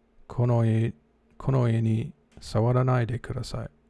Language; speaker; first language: Japanese; non-native, learner; English